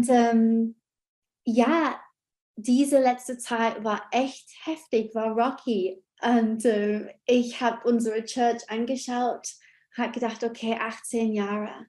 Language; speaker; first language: German; non-native, fluent; English